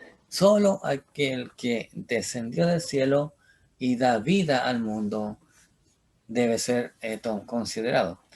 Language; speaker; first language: Spanish; native; Spanish